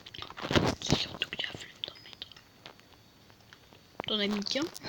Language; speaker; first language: French; native; French